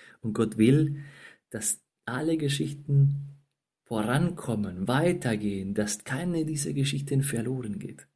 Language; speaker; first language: German; non-native, fluent; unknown